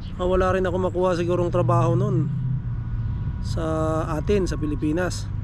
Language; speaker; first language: Filipino; native; Filipino